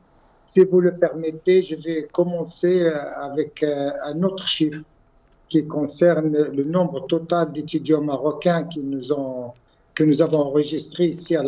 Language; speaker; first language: French; non-native, local second language; Arabic